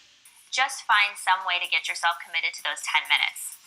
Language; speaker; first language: English; native; English